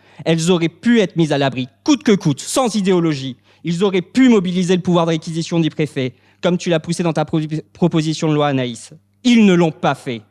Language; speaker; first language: French; native; French